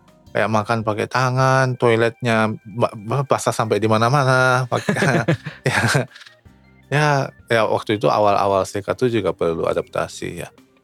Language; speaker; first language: Indonesian; early bilingual, other home language; Japanese